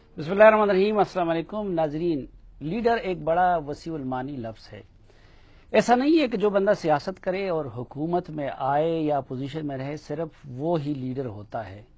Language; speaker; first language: Urdu; non-native, local second language; Pashto